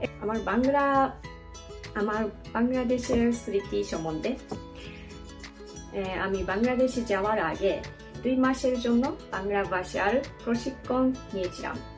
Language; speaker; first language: Bangla; non-native, learner; Japanese